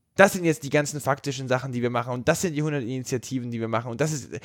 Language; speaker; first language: German; native; German